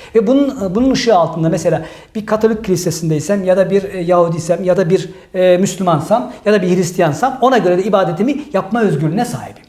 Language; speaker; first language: Turkish; early bilingual, heritage; Turkish